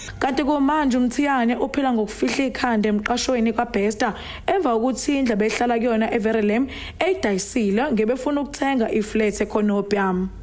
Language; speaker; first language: Zulu; native; Zulu